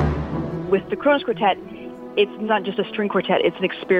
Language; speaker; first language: English; non-native, local second language; French